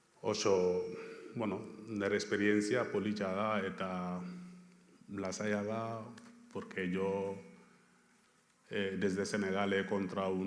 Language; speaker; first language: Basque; non-native, learner; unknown